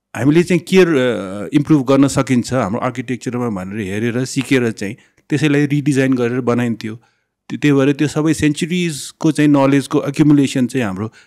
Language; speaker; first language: Nepali; non-native, local second language; Newari